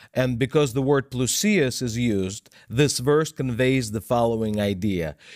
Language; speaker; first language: English; non-native, fluent; Russian